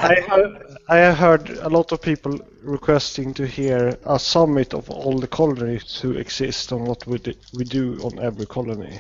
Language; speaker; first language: English; non-native, learner; Swedish